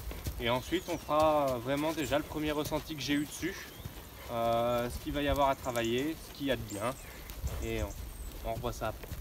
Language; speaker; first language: French; native; French